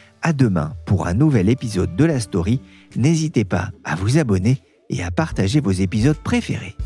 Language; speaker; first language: French; native; French